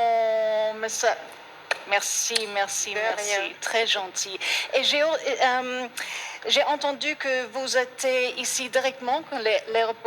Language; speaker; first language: French; non-native, learner; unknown